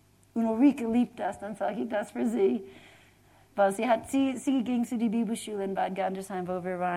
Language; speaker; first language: German; non-native, fluent; English